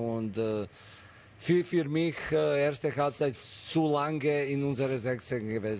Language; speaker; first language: German; non-native, fluent; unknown